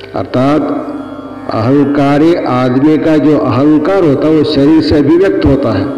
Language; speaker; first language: Hindi; non-native, local second language; Kannada